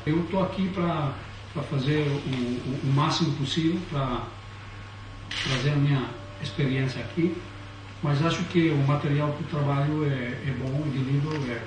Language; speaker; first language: Portuguese; non-native, fluent; Italian